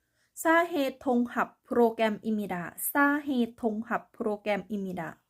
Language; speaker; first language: Korean; non-native, learner; Thai